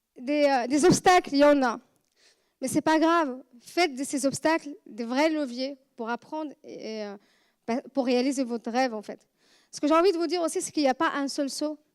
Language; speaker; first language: French; non-native, fluent; Arabic